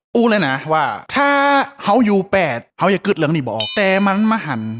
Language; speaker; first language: Thai; native; Thai